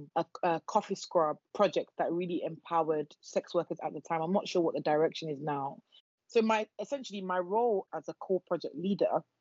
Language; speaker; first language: English; non-native, local second language; Yoruba